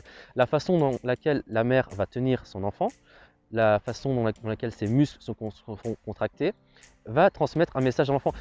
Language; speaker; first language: French; native; French